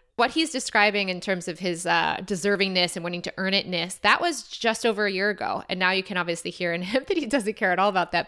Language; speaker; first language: English; native; English